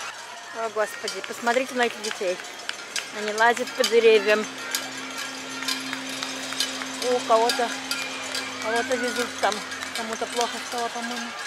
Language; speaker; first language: Russian; native; Russian